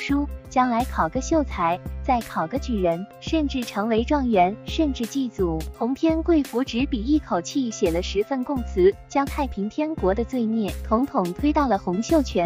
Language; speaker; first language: Chinese; native; Chinese